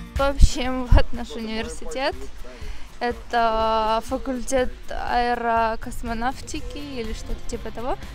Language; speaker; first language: Russian; native; Russian